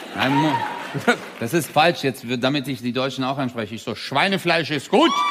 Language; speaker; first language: German; early bilingual, other home language; Turkish